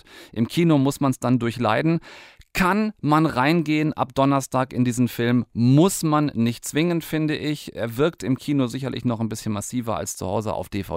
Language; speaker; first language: German; native; German